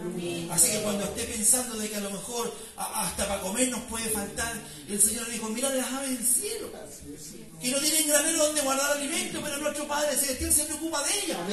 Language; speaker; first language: Spanish; native; Spanish